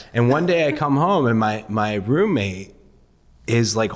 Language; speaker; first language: English; early bilingual, other home language; Persian